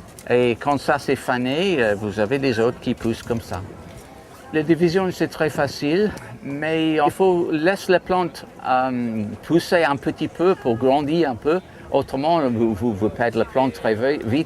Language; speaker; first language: French; non-native, fluent; English